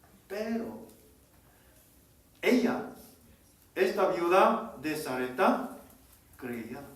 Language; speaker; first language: Spanish; non-native, learner; Korean